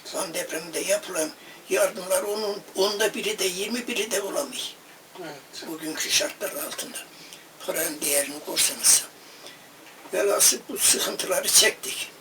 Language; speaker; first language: Turkish; native; Turkish